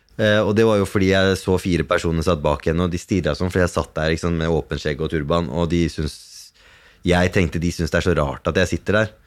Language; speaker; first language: Norwegian; early bilingual, other home language; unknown